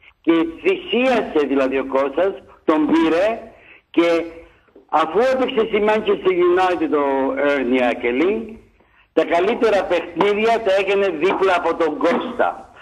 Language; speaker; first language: Greek; early bilingual, heritage; Greek